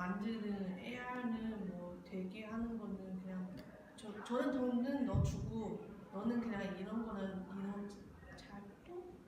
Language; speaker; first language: Korean; non-native, learner; Chinese